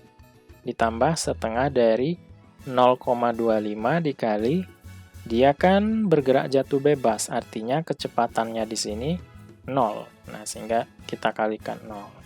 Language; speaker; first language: Indonesian; native; Indonesian